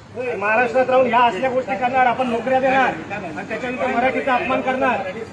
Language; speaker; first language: Marathi; native; Marathi